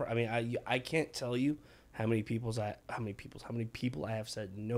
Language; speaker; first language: English; early bilingual, other home language; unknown